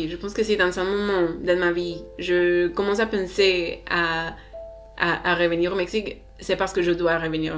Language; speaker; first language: French; non-native, learner; Spanish